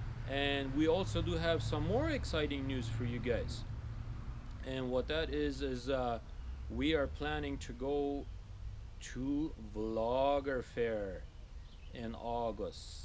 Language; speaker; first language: English; non-native, fluent; Low German